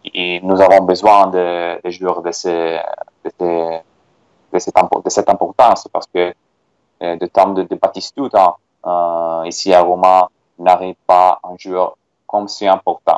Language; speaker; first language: French; non-native, fluent; Italian